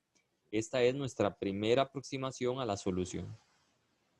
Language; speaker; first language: Spanish; native; Spanish